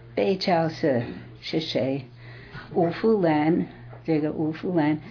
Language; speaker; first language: Chinese; non-native, fluent; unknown